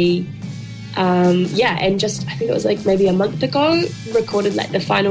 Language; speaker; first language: English; native; English